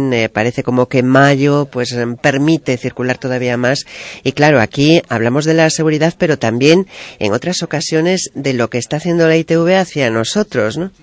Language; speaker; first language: Spanish; native; Spanish